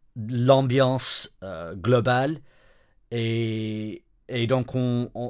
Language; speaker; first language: French; non-native, fluent; English